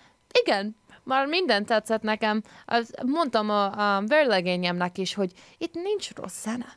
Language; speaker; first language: Hungarian; early bilingual, heritage; English